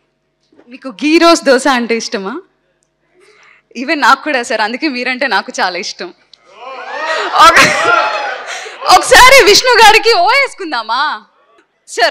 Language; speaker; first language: Telugu; native; Telugu